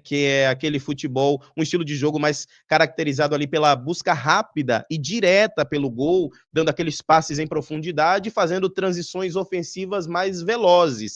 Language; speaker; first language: Portuguese; native; Portuguese